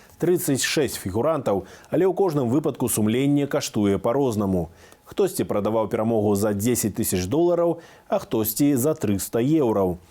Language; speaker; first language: Belarusian; native; Belarusian